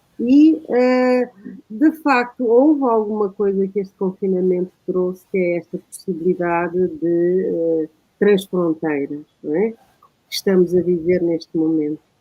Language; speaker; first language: Portuguese; native; Portuguese